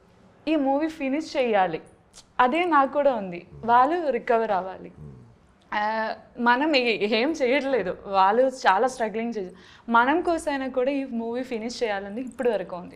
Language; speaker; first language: Telugu; non-native, learner; Malayalam